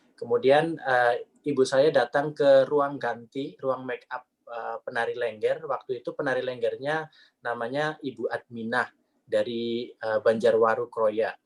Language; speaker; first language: Indonesian; non-native, local second language; Javanese